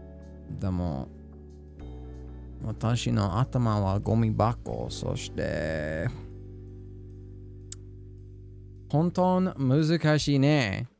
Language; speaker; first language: Japanese; non-native, learner; English